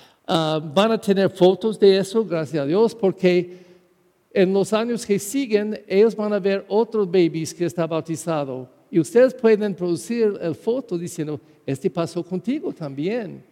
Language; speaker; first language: Spanish; non-native, fluent; English